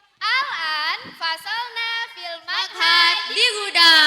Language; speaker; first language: Arabic; non-native, learner; Indonesian